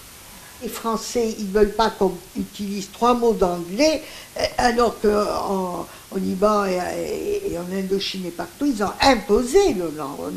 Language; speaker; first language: French; non-native, local second language; Greek